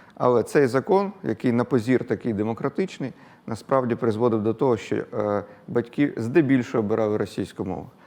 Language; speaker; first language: Ukrainian; native; Ukrainian